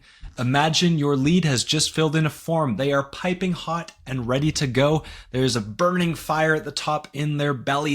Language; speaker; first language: English; native; English